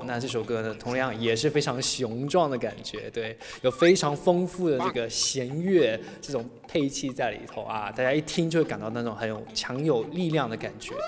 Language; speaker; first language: Chinese; native; Chinese